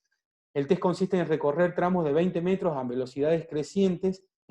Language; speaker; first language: Spanish; native; Spanish